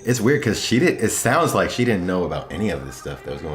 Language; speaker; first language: English; native; English